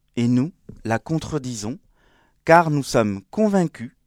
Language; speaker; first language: French; non-native, fluent; Spanish